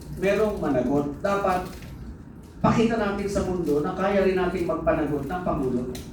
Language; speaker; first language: Filipino; native; Filipino